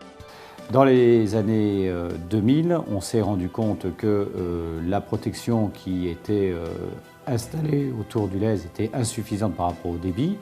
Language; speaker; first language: French; native; French